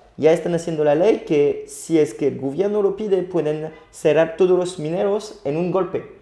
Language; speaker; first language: Spanish; non-native, fluent; French